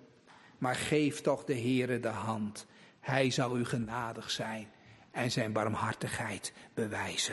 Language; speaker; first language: Dutch; native; Dutch